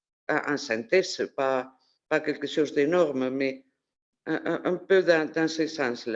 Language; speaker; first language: French; non-native, fluent; Spanish